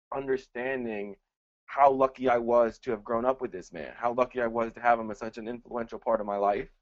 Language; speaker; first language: English; early bilingual, other home language; Spanish